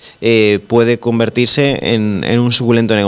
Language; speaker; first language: Spanish; native; Spanish